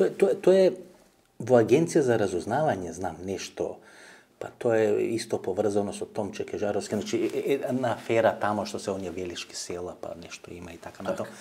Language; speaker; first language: Macedonian; native; Macedonian